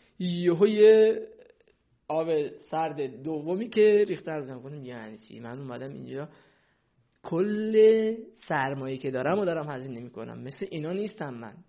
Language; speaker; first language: Persian; non-native, local second language; Central Kurdish